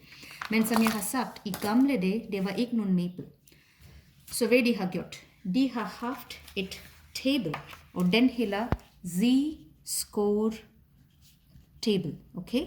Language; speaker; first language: Danish; non-native, fluent; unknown